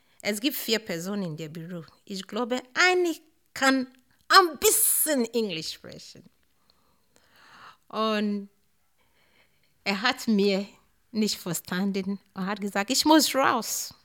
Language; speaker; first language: German; non-native, learner; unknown